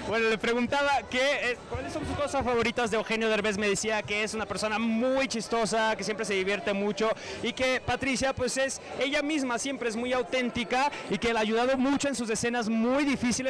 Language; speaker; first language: Spanish; native; Spanish